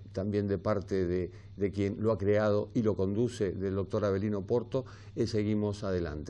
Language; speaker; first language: Spanish; native; Spanish